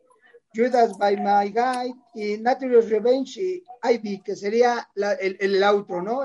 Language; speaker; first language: Spanish; native; Spanish